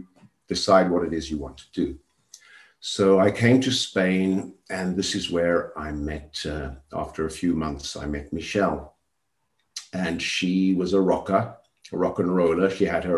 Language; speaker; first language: English; native; English